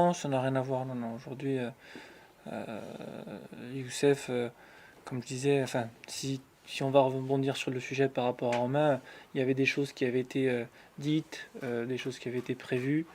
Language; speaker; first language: French; native; French